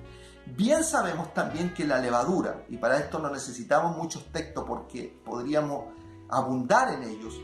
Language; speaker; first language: Spanish; native; Spanish